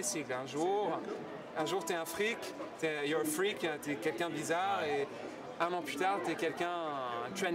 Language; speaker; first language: French; non-native, fluent; English